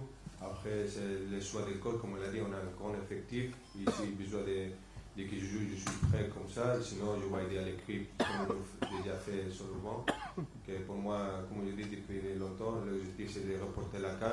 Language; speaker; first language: French; non-native, fluent; Spanish